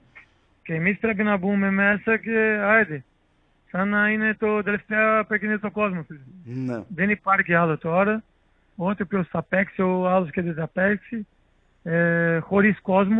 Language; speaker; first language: Greek; non-native, learner; Portuguese